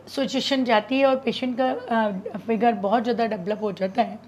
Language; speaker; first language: Hindi; native; Hindi